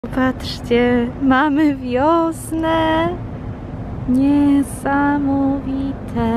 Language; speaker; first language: Polish; native; Polish